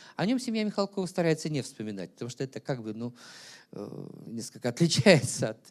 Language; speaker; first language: Russian; native; Russian